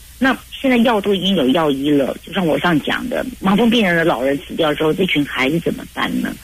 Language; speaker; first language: Chinese; native; Chinese